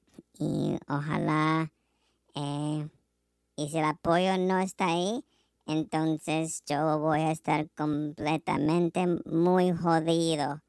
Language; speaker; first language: Spanish; non-native, learner; English